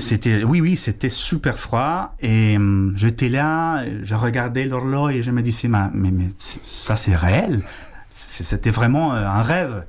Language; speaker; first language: French; non-native, fluent; Spanish